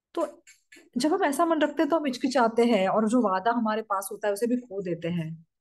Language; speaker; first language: Hindi; non-native, fluent; Korean